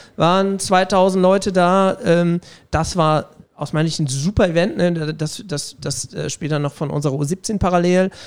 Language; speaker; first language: German; native; German